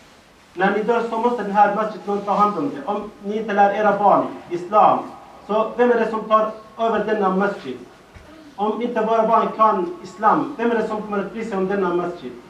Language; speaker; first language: Swedish; non-native, fluent; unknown